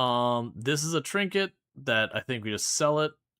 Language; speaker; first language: English; native; English